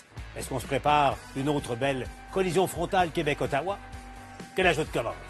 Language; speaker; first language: French; native; French